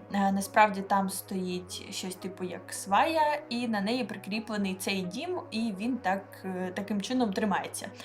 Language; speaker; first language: Ukrainian; non-native, local second language; Russian